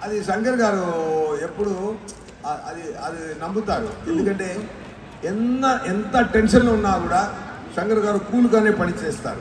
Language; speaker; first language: Telugu; non-native, learner; Tamil